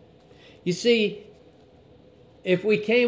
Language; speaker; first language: English; native; English